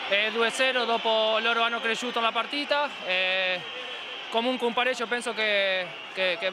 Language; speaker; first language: Italian; non-native, fluent; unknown